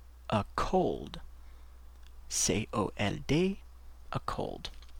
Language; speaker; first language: English; native; English